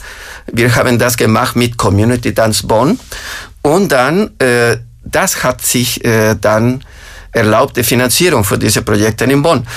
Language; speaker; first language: German; non-native, fluent; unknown